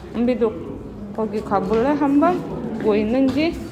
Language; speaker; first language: Korean; non-native, fluent; Indonesian